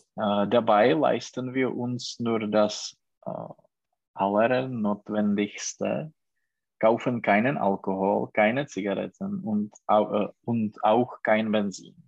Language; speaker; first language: German; non-native, learner; Czech